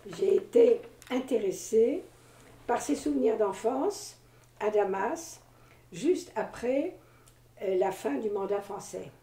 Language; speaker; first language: French; native; French